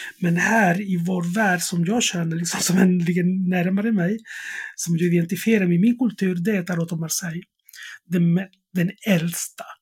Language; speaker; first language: Swedish; non-native, fluent; Spanish